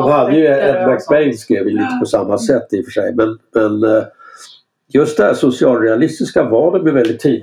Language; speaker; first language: Swedish; native; Swedish